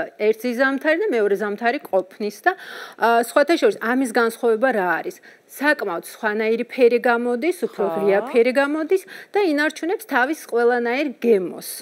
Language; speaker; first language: Georgian; non-native, local second language; Azerbaijani